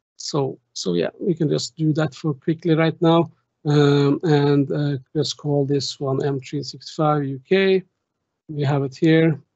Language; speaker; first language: English; non-native, fluent; German